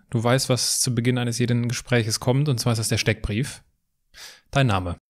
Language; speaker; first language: German; native; German